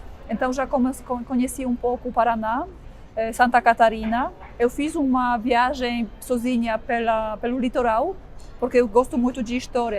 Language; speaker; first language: Portuguese; non-native, fluent; Polish